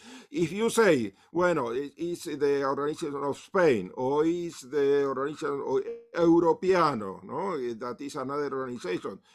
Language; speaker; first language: English; non-native, learner; Spanish